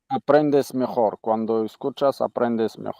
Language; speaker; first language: Spanish; non-native, learner; Arabic